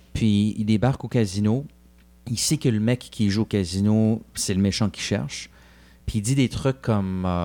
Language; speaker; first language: French; native; French